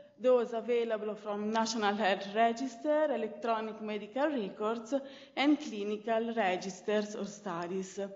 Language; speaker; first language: English; non-native, fluent; Italian